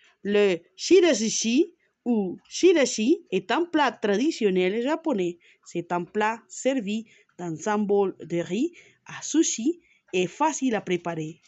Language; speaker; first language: French; non-native, learner; Spanish